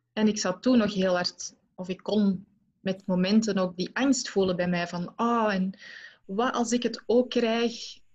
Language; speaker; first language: Dutch; native; Dutch